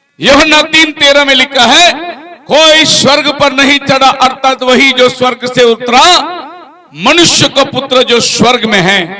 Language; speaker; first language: Hindi; non-native, local second language; Tamil